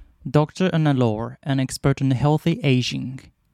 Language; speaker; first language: English; non-native, fluent; Japanese